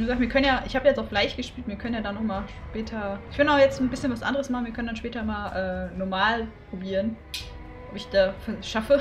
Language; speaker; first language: German; native; German